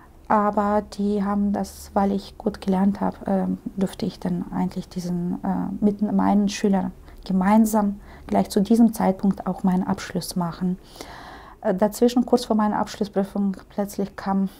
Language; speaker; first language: German; early bilingual, heritage; Russian